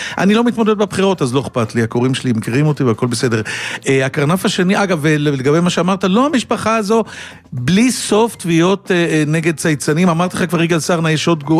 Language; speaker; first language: Hebrew; native; Hebrew